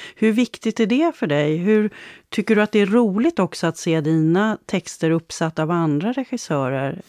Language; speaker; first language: Swedish; native; Swedish